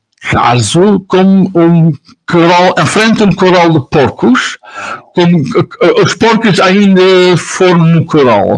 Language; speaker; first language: Portuguese; non-native, learner; Dutch